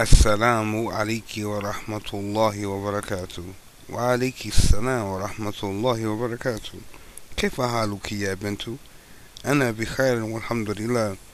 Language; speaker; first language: Arabic; non-native, fluent; English